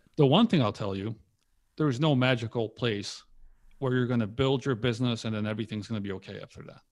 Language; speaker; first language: English; early bilingual, other home language; Polish